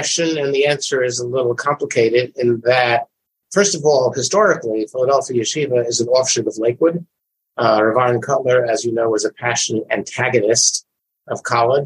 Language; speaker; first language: English; native; English